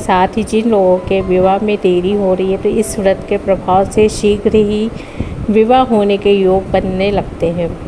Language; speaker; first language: Hindi; native; Hindi